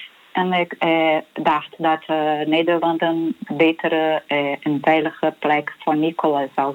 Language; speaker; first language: Dutch; non-native, fluent; Portuguese